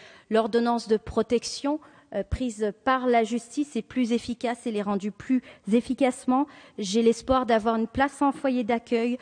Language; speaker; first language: French; native; French